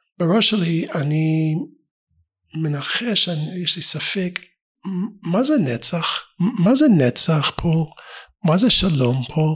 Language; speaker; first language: Hebrew; non-native, fluent; English